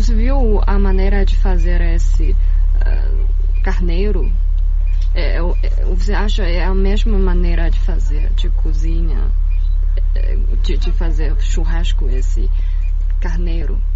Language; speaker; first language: Portuguese; non-native, learner; Chinese